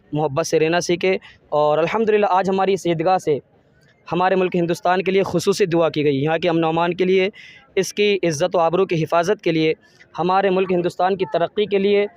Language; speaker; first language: Urdu; native; Urdu